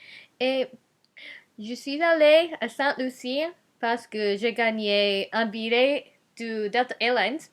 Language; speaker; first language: French; non-native, learner; Japanese